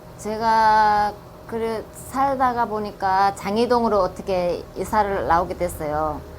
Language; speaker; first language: Korean; native; Korean